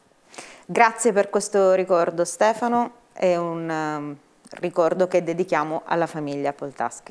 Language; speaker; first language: Italian; native; Italian